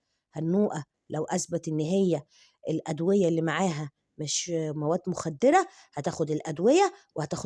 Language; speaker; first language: Arabic; native; Arabic